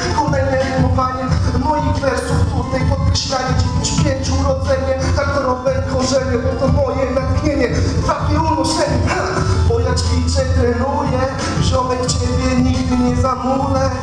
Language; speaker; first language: Polish; native; Polish